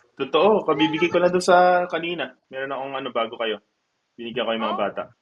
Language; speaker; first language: Filipino; early bilingual, heritage; Filipino